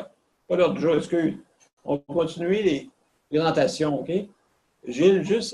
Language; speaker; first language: French; native; French